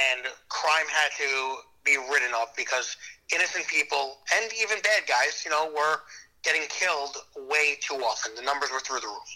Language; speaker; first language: English; native; English